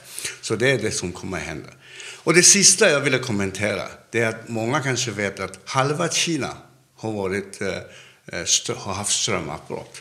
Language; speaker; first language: Swedish; non-native, fluent; Cantonese